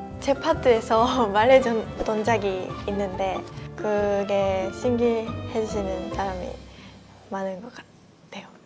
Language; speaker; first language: Korean; non-native, fluent; Japanese